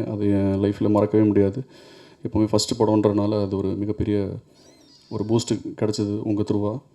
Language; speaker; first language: Tamil; native; Tamil